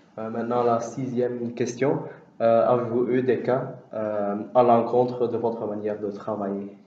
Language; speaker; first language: French; non-native, learner; Dutch